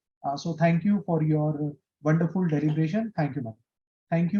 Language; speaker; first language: English; non-native, local second language; Hindi